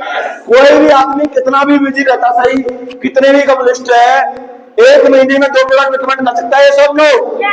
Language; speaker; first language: Hindi; native; Hindi